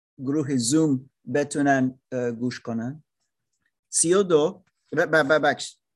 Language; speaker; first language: Persian; non-native, fluent; English